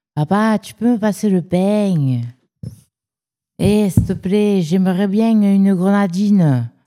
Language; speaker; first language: French; native; French